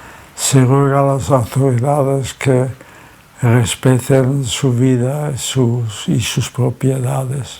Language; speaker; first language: Spanish; early bilingual, other home language; German